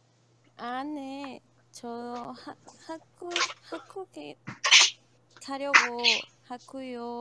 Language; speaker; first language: Korean; non-native, learner; Spanish